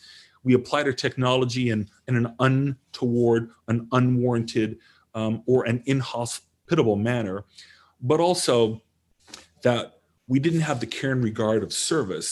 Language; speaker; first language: English; native; English